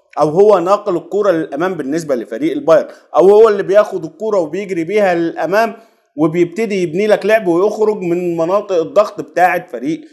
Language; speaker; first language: Arabic; native; Arabic